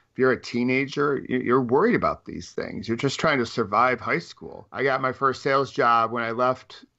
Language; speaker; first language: English; native; English